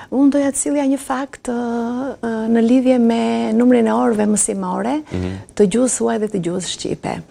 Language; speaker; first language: Albanian; native; Albanian